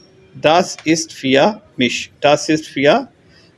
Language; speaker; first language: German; non-native, fluent; Urdu